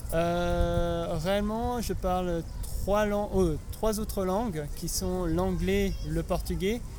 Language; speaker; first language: Portuguese; non-native, learner; French